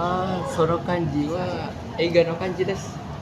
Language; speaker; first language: Japanese; non-native, learner; Indonesian